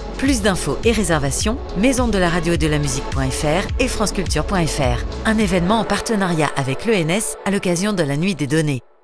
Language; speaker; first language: French; native; French